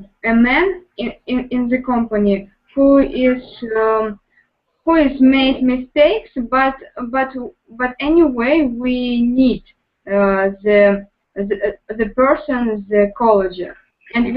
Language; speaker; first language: English; non-native, learner; Russian